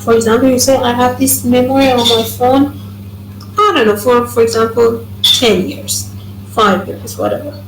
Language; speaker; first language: English; non-native, fluent; Persian